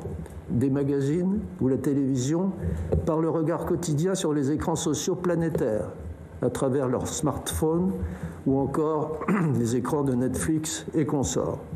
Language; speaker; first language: French; native; French